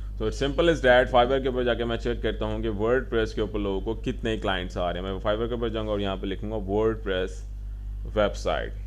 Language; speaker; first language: Urdu; non-native, local second language; Punjabi